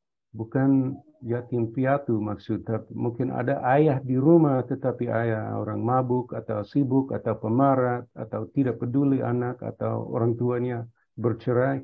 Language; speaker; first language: Indonesian; non-native, fluent; English